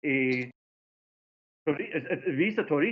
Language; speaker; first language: Spanish; non-native, fluent; English